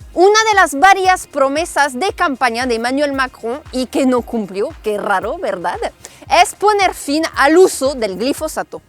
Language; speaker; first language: Spanish; non-native, fluent; French